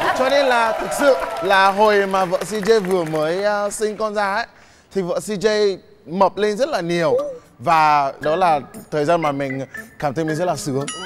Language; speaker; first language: Vietnamese; non-native, fluent; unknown